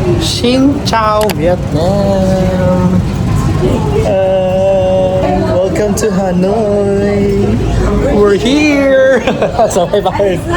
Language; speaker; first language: English; non-native, learner; Filipino